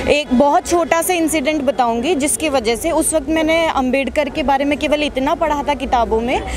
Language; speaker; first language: Hindi; native; Hindi